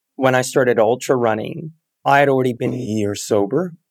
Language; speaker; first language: English; native; English